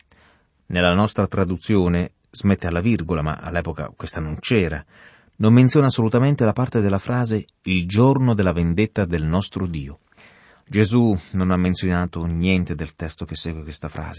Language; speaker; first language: Italian; native; Italian